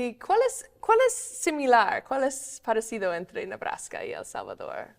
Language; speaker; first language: Spanish; non-native, fluent; English